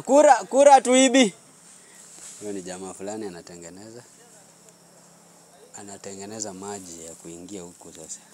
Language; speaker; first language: Swahili; non-native, local second language; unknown